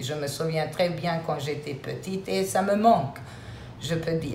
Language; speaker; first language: French; non-native, fluent; Serbian